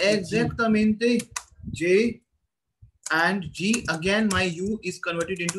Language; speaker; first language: English; non-native, local second language; Hindi